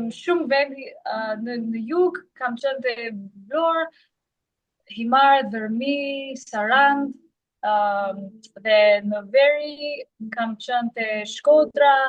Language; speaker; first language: Albanian; non-native, learner; English